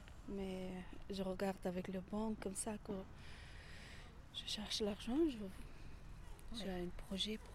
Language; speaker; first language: French; non-native, learner; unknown